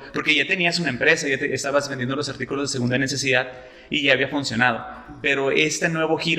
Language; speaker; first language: Spanish; native; Spanish